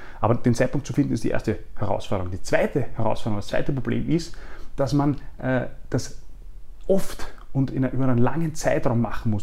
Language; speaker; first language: German; native; German